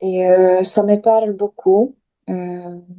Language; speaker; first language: French; non-native, learner; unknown